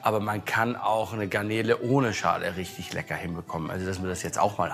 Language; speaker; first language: German; native; German